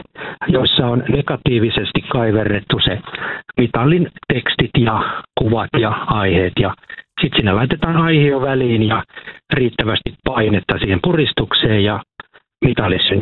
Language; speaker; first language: Finnish; native; Finnish